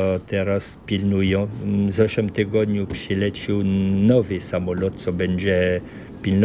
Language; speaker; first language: Polish; early bilingual, heritage; Polish